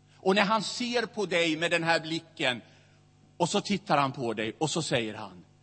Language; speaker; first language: Swedish; native; Swedish